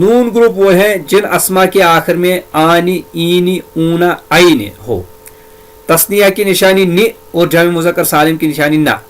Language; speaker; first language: Urdu; native; Urdu